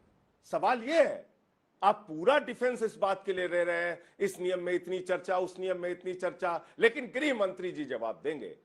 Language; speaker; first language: Hindi; native; Hindi